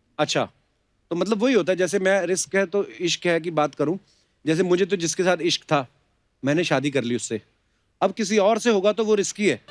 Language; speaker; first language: Hindi; native; Hindi